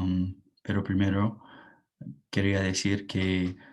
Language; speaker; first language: Spanish; non-native, fluent; English